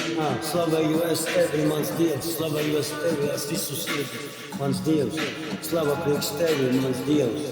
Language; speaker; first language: Latvian; non-native, local second language; Russian